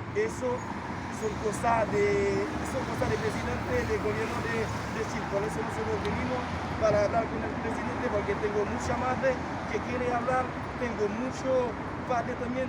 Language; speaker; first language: Spanish; non-native, learner; Haitian Creole